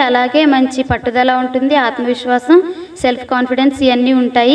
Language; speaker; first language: Telugu; native; Telugu